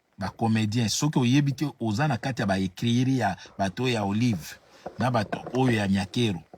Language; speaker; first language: Lingala; native; Lingala